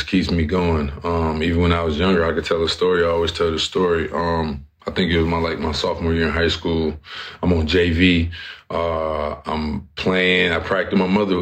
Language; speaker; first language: English; native; English